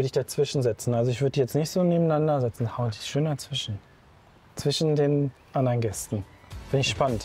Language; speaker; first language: German; native; German